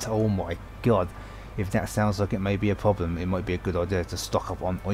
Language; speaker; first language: English; native; English